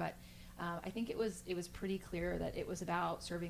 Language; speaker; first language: English; native; English